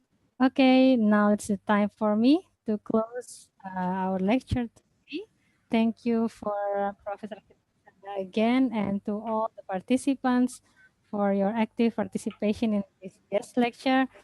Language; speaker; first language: English; non-native, fluent; Indonesian